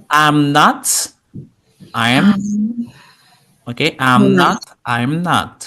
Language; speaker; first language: English; non-native, fluent; Haitian Creole